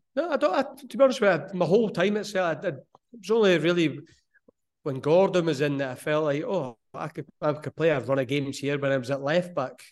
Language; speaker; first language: English; native; English